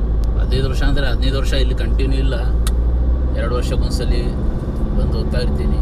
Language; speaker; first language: Kannada; non-native, local second language; Urdu